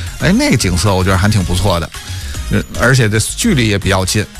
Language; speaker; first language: Chinese; native; Chinese